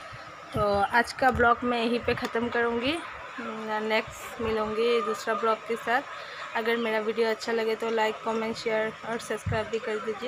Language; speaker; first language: Hindi; non-native, local second language; Assamese